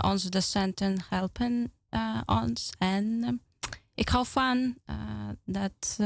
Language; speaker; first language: Dutch; non-native, learner; Turkmen